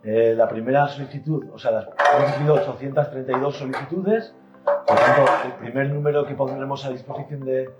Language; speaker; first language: Spanish; native; Spanish